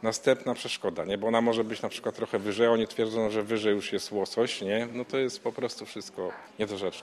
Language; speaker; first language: Polish; native; Polish